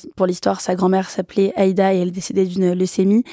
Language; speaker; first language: French; early bilingual, other home language; Kabuverdianu